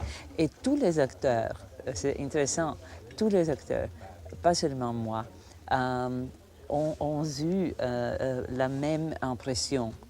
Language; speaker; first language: French; non-native, fluent; Croatian